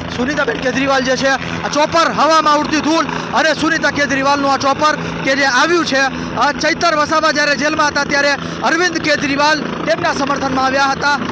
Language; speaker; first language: Gujarati; native; Gujarati